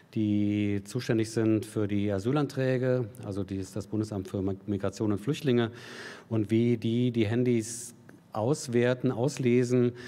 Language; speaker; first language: German; native; German